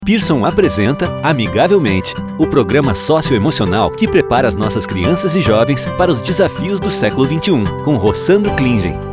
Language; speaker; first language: Portuguese; native; Portuguese